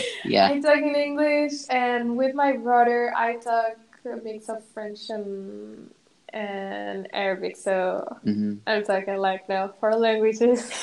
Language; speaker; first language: English; non-native, fluent; Arabic